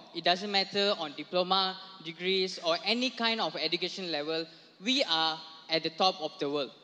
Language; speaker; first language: English; non-native, local second language; Tamil